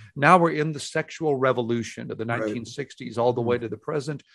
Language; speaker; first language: English; native; English